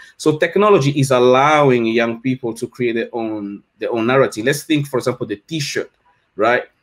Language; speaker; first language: English; non-native, fluent; French